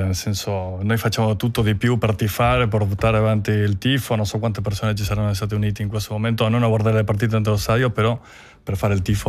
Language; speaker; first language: Italian; non-native, fluent; Spanish